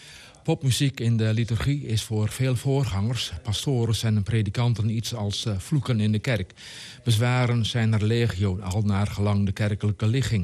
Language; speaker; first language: Dutch; native; Dutch